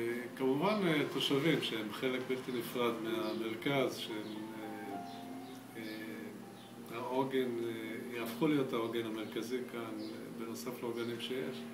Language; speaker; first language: Hebrew; native; Hebrew